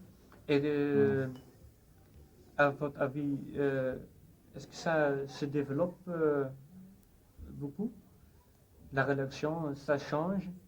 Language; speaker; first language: French; non-native, fluent; Dutch